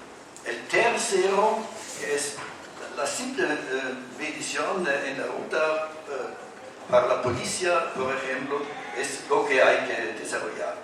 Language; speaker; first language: Spanish; non-native, fluent; German